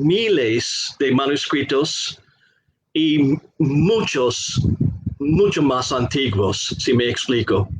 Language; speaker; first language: Spanish; non-native, fluent; English